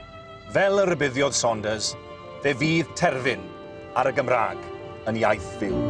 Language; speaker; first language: Welsh; native; Welsh